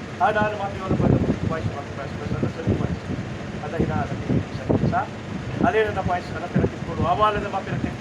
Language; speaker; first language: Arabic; non-native, learner; Filipino